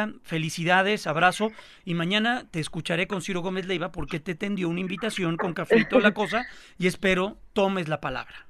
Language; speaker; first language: Spanish; native; Spanish